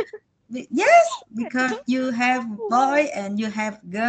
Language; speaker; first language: English; non-native, learner; Vietnamese